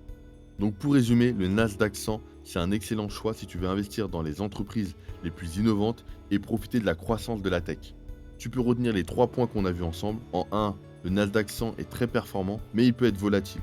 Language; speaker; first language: French; native; French